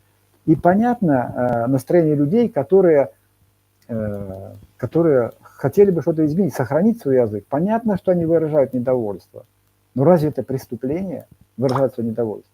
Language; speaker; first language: Russian; non-native, local second language; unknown